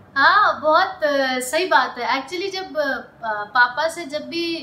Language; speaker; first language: Hindi; native; Hindi